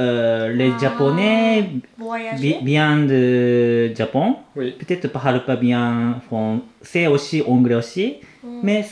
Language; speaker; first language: French; non-native, learner; Japanese